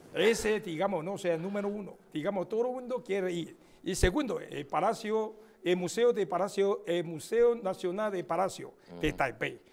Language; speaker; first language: Spanish; non-native, fluent; Chinese